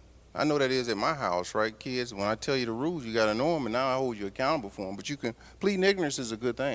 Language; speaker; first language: English; native; English